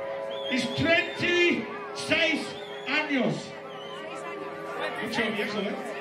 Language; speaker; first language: Spanish; non-native, learner; English